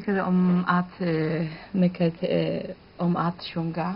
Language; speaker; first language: Swedish; non-native, learner; Polish